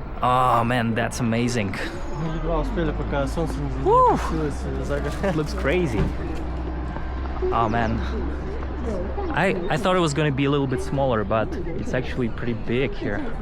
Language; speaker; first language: English; non-native, fluent; Russian